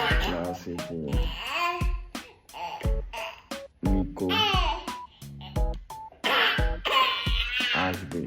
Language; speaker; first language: French; non-native, learner; Haitian Creole